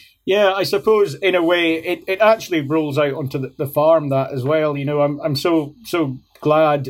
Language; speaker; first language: English; native; English